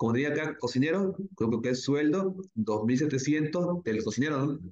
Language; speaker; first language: Spanish; native; Spanish